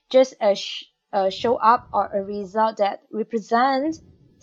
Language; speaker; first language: English; non-native, local second language; Chinese